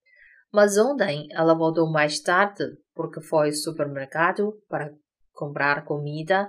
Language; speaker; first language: Portuguese; non-native, fluent; Chinese